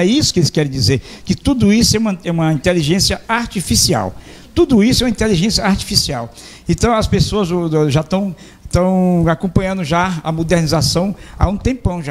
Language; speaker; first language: Portuguese; native; Portuguese